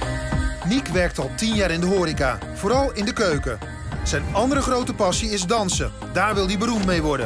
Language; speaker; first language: Dutch; native; Dutch